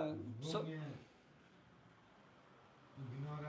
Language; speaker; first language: Polish; native; Polish